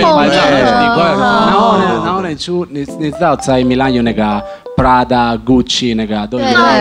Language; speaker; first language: Chinese; non-native, learner; Italian